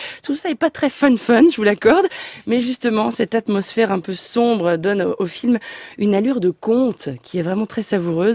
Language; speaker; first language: French; native; French